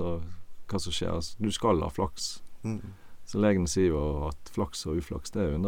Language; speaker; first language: Norwegian; native; Norwegian